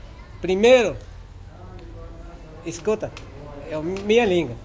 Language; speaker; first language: Portuguese; non-native, learner; English